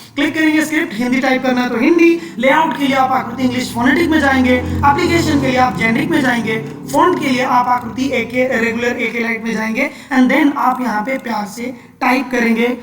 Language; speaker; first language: Hindi; non-native, local second language; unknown